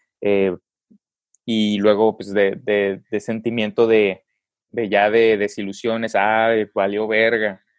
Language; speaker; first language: Spanish; native; Spanish